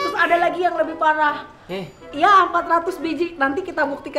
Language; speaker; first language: Indonesian; native; Indonesian